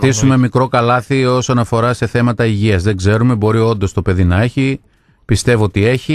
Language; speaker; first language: Greek; native; Greek